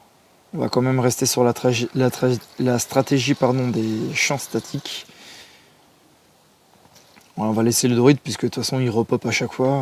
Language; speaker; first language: French; native; French